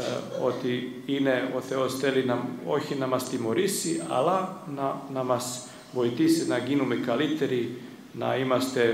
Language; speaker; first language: Greek; non-native, fluent; Serbian